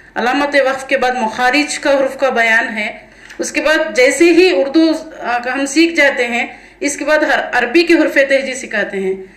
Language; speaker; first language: Urdu; native; Urdu